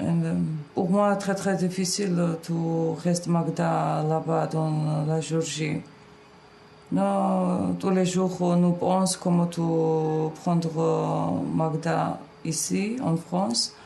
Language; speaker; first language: French; non-native, learner; Georgian